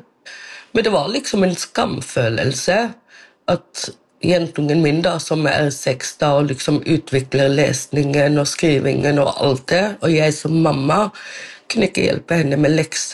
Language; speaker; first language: Norwegian; non-native, local second language; Romany